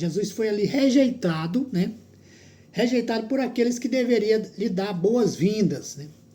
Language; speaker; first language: Portuguese; native; Portuguese